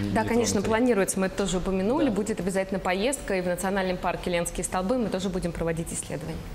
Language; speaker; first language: Russian; native; Russian